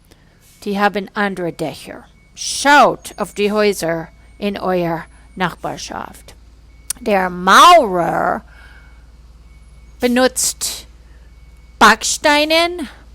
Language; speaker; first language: German; non-native, fluent; English